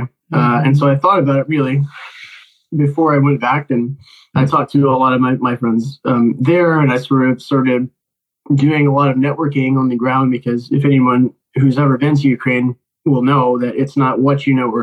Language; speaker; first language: English; native; English